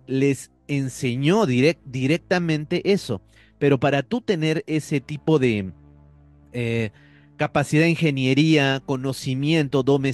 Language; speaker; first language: Spanish; native; Spanish